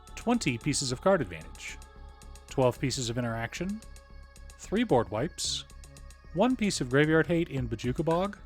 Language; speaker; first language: English; native; English